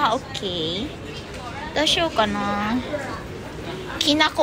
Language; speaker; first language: Japanese; early bilingual, other home language; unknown